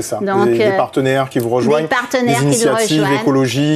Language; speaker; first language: French; native; French